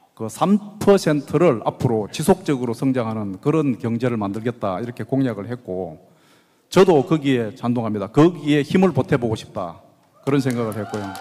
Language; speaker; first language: Korean; native; Korean